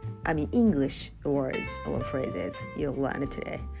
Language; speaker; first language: English; non-native, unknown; Japanese